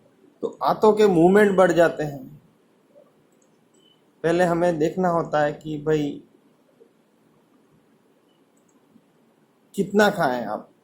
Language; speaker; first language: Hindi; native; Hindi